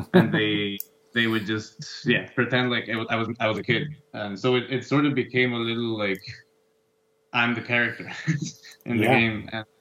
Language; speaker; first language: English; non-native, fluent; Spanish